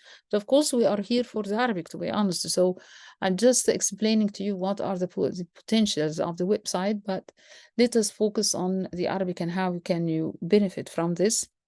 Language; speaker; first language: English; non-native, fluent; Arabic